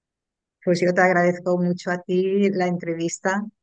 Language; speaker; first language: Spanish; native; Spanish